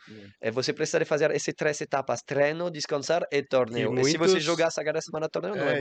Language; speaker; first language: Portuguese; non-native, learner; French